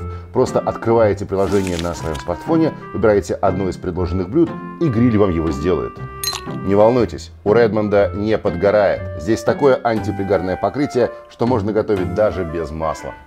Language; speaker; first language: Russian; native; Russian